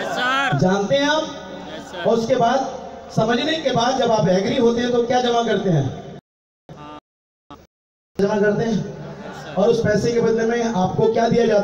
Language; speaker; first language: Hindi; native; Hindi